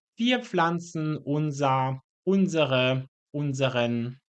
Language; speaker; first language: German; non-native, fluent; Polish